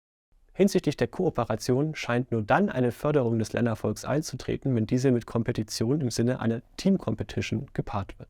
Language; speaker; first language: German; native; German